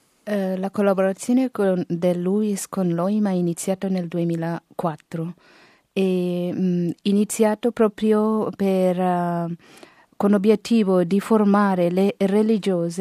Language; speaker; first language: Italian; non-native, fluent; Garo